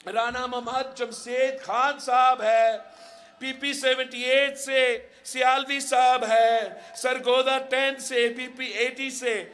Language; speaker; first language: Urdu; early bilingual, heritage; Urdu